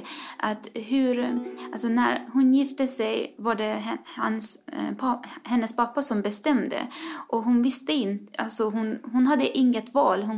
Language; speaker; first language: Swedish; non-native, fluent; Persian